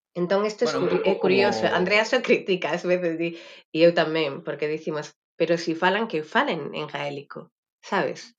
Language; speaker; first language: Galician; native; Galician